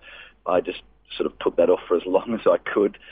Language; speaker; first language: English; native; English